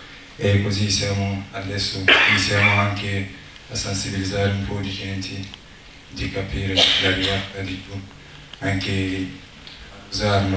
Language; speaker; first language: Italian; non-native, learner; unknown